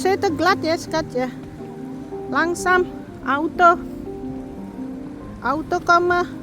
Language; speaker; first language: Dutch; non-native, learner; Indonesian